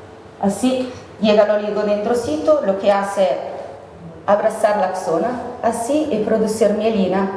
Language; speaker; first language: Spanish; non-native, fluent; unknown